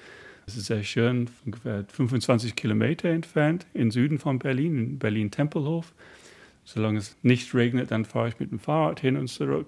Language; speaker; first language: German; non-native, fluent; English